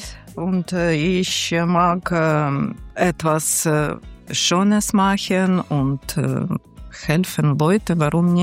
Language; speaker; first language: German; non-native, learner; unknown